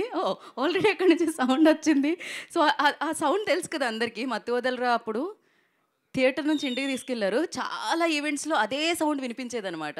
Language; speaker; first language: Telugu; native; Telugu